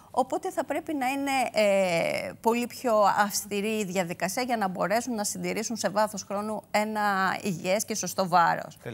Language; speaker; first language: Greek; native; Greek